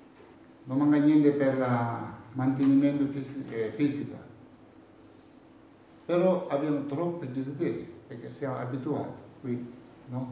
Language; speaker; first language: Italian; non-native, learner; Tibetan